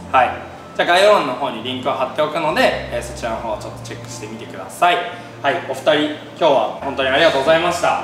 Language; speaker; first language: Japanese; native; Japanese